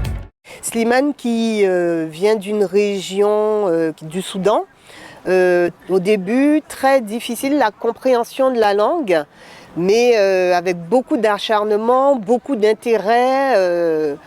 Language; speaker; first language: French; native; French